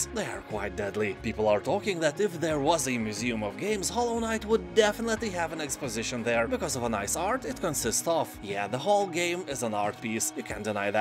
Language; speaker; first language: English; non-native, fluent; Lithuanian